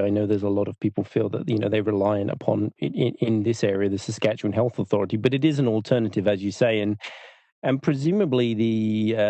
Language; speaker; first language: English; native; English